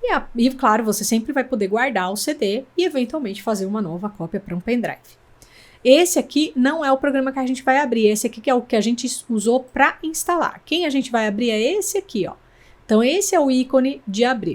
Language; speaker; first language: Portuguese; native; Portuguese